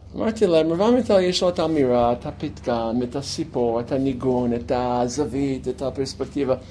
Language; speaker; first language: Hebrew; non-native, fluent; English